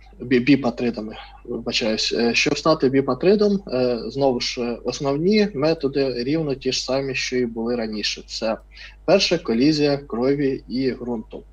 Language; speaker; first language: Ukrainian; non-native, fluent; Russian